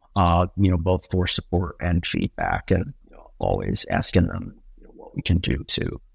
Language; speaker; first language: English; native; English